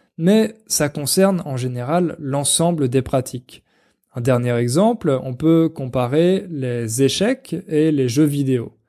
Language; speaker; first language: French; native; French